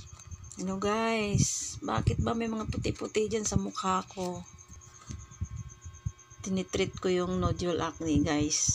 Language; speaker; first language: Filipino; native; Filipino